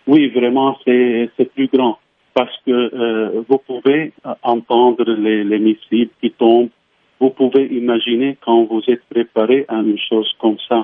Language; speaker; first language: French; non-native, fluent; Arabic